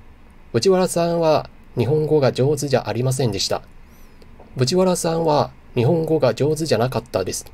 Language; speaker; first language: Japanese; non-native, fluent; Chinese